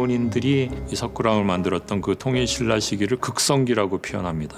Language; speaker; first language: Korean; native; Korean